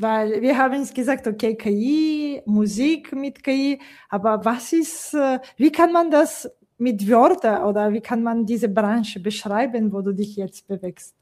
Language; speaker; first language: German; non-native, fluent; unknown